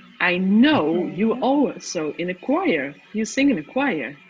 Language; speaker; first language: English; non-native, fluent; Dutch